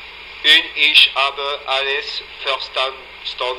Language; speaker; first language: German; non-native, learner; French